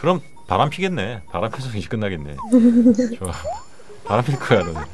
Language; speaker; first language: Korean; native; Korean